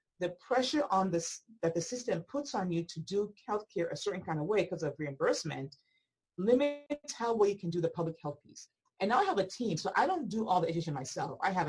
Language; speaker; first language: English; non-native, local second language; Igbo